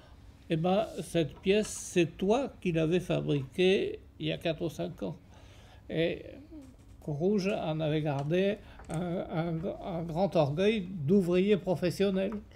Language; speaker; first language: French; native; French